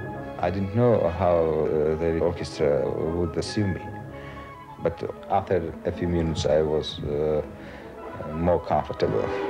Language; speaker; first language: English; non-native, learner; Russian